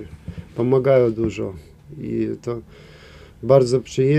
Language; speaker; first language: Polish; non-native, fluent; Ukrainian